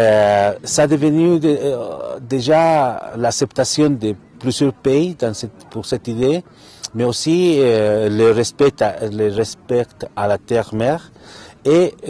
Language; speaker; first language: French; non-native, fluent; Spanish